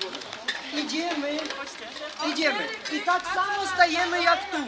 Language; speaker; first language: Polish; non-native, fluent; Russian